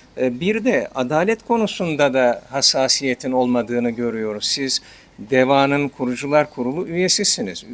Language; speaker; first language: Turkish; native; Turkish